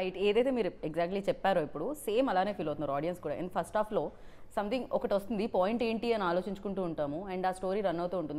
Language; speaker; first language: Telugu; native; Telugu